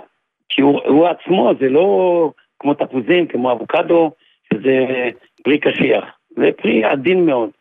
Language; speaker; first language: Hebrew; native; Hebrew